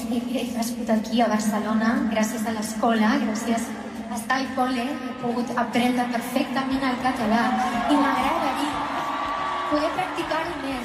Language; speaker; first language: Catalan; non-native, local second language; Spanish